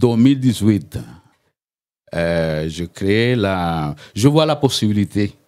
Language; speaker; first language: French; non-native, learner; Spanish